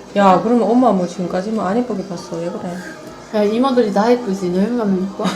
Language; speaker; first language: Korean; native; Korean